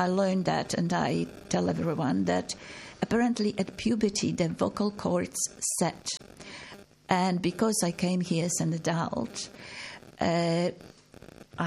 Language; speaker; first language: English; non-native, fluent; Polish